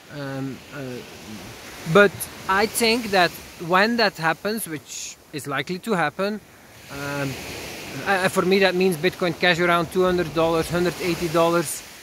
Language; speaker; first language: English; non-native, fluent; Dutch